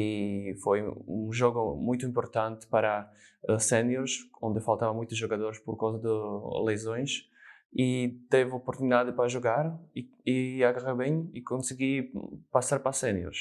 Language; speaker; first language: Portuguese; non-native, fluent; Slovak